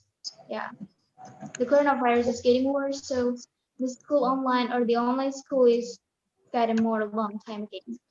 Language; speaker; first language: English; non-native, learner; Indonesian